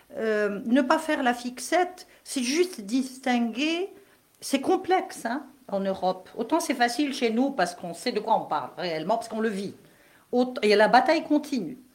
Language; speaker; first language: French; non-native, local second language; Kabyle